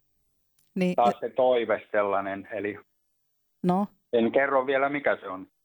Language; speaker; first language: Finnish; native; Finnish